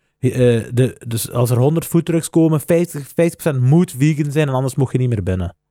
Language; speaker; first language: Dutch; native; Dutch